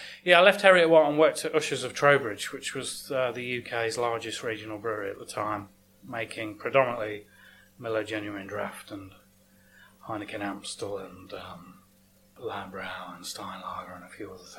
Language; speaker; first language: English; native; English